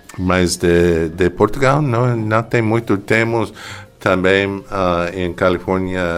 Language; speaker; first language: Portuguese; non-native, learner; English